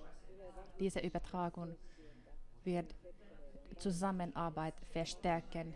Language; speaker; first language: German; non-native, fluent; Finnish